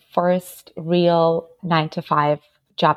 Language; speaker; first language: English; non-native, fluent; Ukrainian